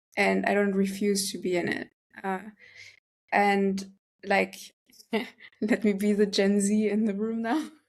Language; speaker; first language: English; non-native, fluent; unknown